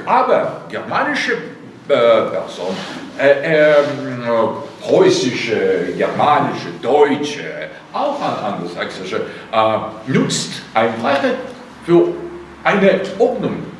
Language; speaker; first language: German; non-native, fluent; Russian